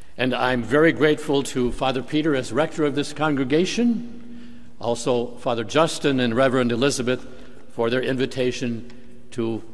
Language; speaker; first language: English; native; English